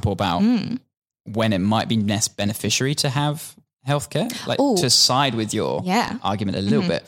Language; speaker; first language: English; native; English